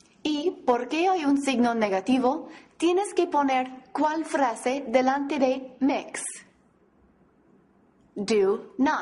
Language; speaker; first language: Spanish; non-native, fluent; English